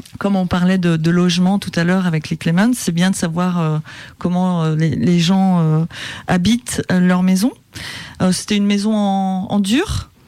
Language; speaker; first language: French; native; French